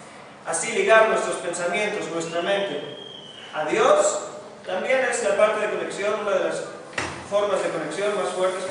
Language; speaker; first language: Spanish; non-native, fluent; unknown